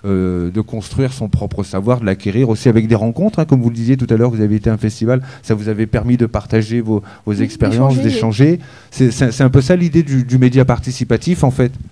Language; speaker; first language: French; native; French